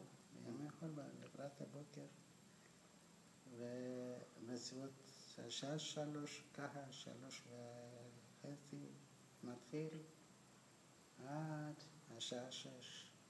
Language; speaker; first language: Hebrew; non-native, fluent; Amharic